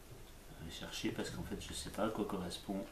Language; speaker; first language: French; native; French